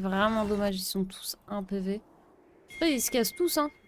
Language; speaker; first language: French; native; French